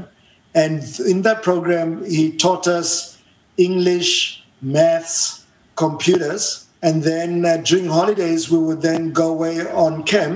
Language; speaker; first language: English; non-native, local second language; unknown